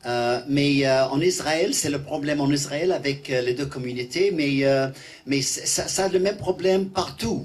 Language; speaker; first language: French; non-native, learner; English